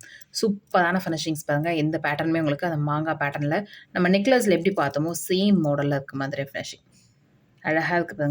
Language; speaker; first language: Tamil; native; Tamil